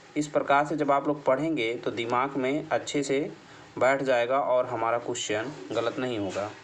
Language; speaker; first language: Hindi; native; Hindi